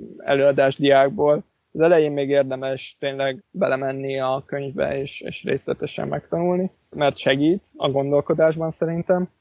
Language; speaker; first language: Hungarian; native; Hungarian